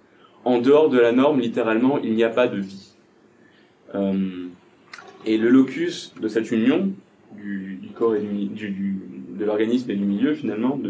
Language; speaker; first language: French; native; French